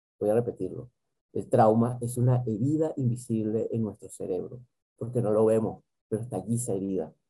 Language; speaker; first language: Spanish; native; Spanish